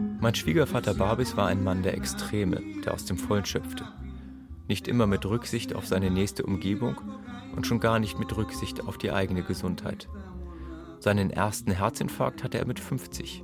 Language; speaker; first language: German; native; German